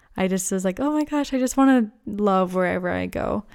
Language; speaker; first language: English; native; English